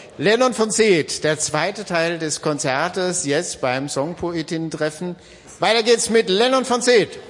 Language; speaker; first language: German; native; German